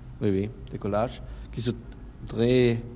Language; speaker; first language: French; non-native, learner; German